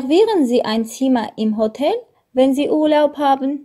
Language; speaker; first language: German; non-native, fluent; Armenian